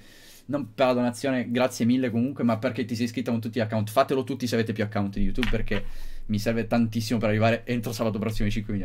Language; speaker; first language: Italian; native; Italian